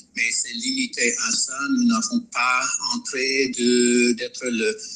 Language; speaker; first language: Haitian Creole; non-native, fluent; English